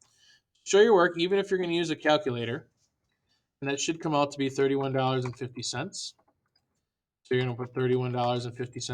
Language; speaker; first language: English; native; English